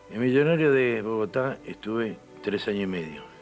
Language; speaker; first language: Spanish; native; Spanish